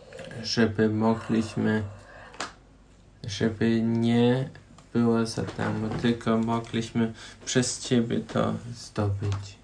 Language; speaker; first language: Polish; non-native, learner; German